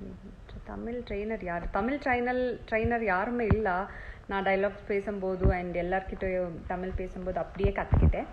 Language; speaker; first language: Tamil; non-native, fluent; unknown